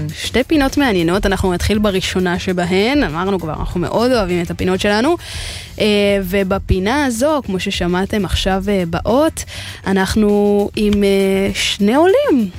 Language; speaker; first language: Hebrew; native; Hebrew